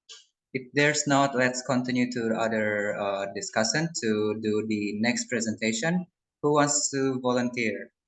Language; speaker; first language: English; non-native, local second language; Indonesian